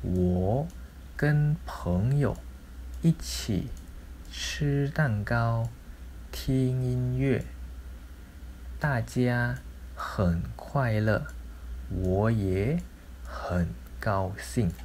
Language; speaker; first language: Chinese; non-native, local second language; Malay